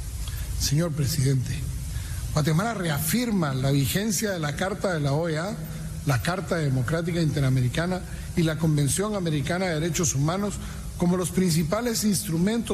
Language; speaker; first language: Spanish; native; Spanish